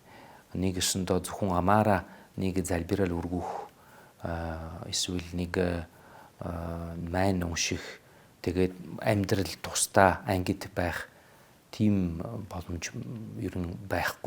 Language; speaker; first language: Mongolian; non-native, fluent; Italian